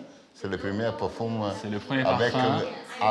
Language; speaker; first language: French; non-native, learner; Italian